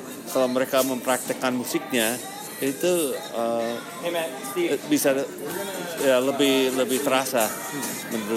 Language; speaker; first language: Indonesian; non-native, fluent; English